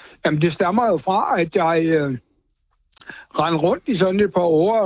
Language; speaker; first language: Danish; native; Danish